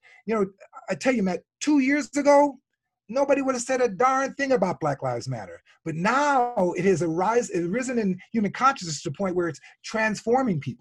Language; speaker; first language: English; native; English